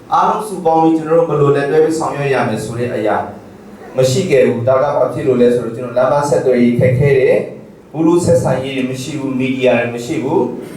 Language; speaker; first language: Burmese; non-native, local second language; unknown